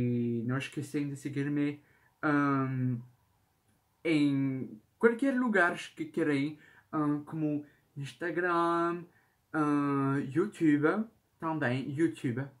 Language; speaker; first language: Portuguese; non-native, learner; French